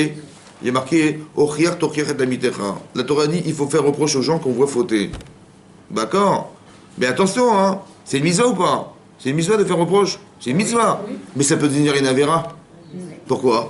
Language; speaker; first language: French; native; French